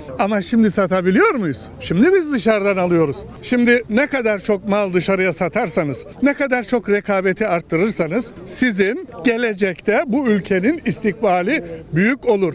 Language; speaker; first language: Turkish; native; Turkish